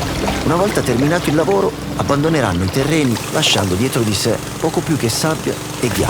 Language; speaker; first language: Italian; native; Italian